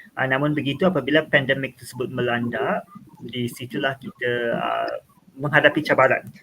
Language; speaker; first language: Malay; native; Malay